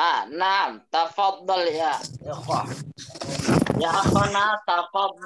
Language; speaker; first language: Arabic; non-native, fluent; Indonesian